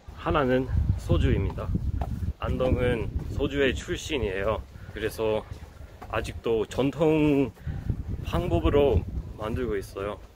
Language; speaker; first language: Korean; non-native, fluent; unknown